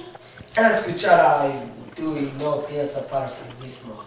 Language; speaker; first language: Spanish; non-native, learner; English